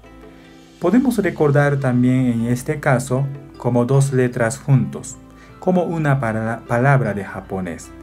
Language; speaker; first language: Spanish; non-native, fluent; Japanese